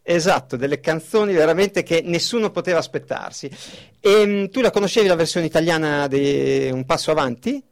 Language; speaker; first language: Italian; native; Italian